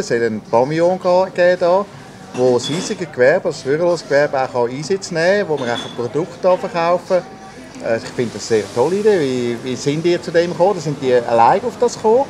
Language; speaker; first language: German; native; German